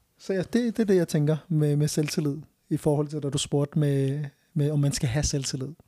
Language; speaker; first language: Danish; early bilingual, other home language; Thai